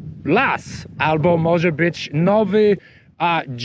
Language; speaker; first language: Polish; non-native, learner; English